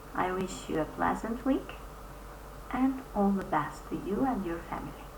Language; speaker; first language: English; non-native, fluent; Albanian